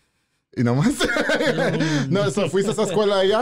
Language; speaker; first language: Spanish; early bilingual, heritage; English